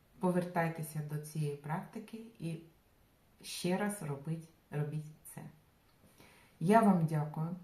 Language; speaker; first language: Ukrainian; non-native, local second language; Russian